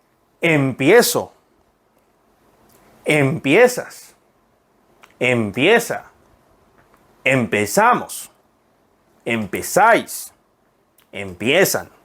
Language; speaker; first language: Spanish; non-native, fluent; Korean